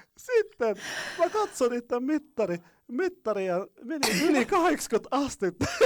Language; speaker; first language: Finnish; non-native, fluent; Arabic